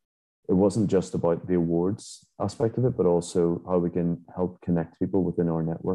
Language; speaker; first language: English; native; English